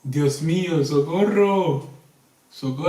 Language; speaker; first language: Spanish; non-native, learner; Haitian Creole